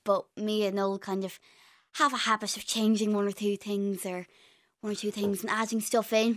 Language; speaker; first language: English; native; English